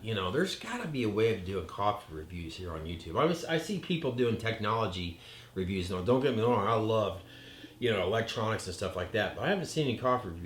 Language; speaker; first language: English; native; English